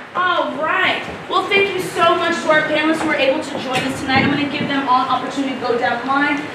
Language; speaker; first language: English; native; English